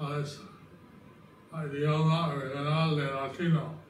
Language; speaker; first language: Spanish; non-native, learner; English